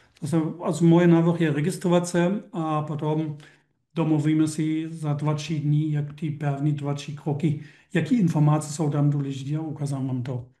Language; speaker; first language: Czech; non-native, learner; German